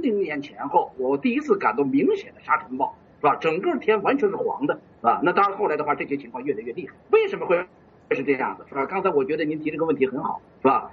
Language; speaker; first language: Chinese; native; Chinese